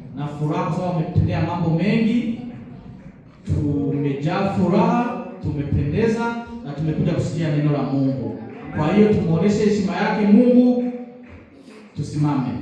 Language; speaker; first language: Swahili; non-native, local second language; Rundi